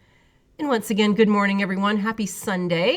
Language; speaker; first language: English; native; English